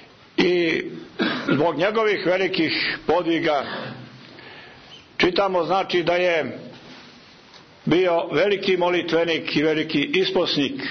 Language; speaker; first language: Croatian; native; Croatian